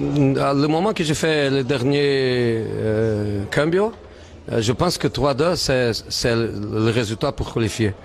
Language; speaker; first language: French; non-native, learner; Portuguese